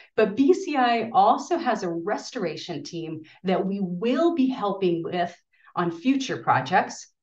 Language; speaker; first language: English; native; English